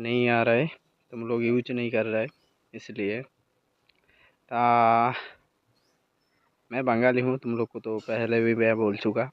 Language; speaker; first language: Hindi; non-native, local second language; Bangla